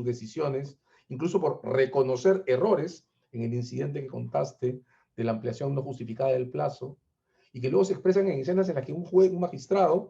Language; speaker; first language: Spanish; native; Spanish